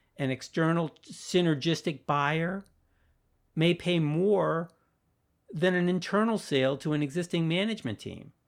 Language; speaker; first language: English; native; English